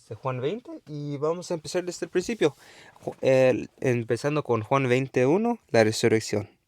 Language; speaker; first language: Spanish; early bilingual, heritage; Spanish